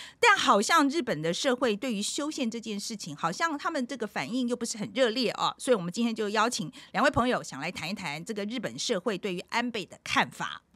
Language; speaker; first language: Chinese; native; Chinese